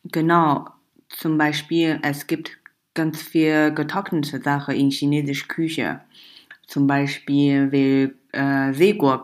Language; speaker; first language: German; non-native, fluent; Chinese